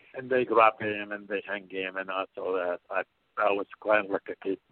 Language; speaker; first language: English; non-native, fluent; Arabic